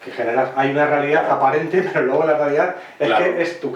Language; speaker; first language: Spanish; native; Spanish